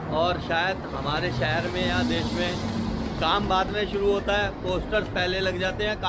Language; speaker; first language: Hindi; native; Hindi